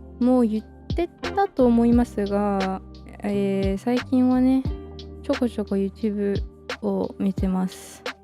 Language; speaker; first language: Japanese; non-native, fluent; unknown